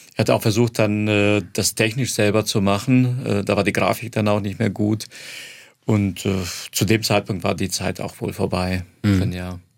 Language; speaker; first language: German; non-native, fluent; Croatian